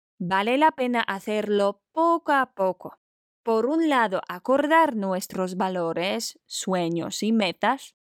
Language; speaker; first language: Spanish; non-native, fluent; Polish